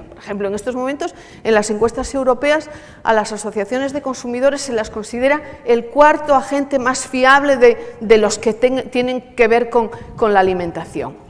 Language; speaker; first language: Spanish; native; Spanish